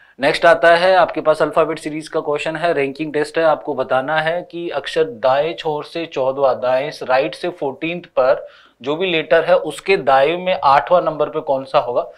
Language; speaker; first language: Hindi; native; Hindi